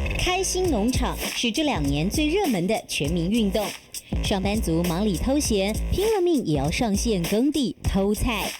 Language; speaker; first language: Chinese; native; Chinese